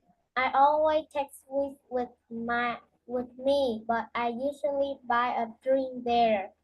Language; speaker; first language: English; non-native, learner; Vietnamese